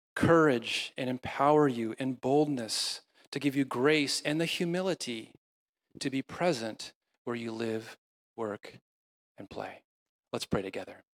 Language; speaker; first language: English; native; English